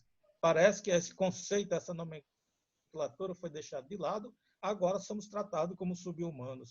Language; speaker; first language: Portuguese; non-native, local second language; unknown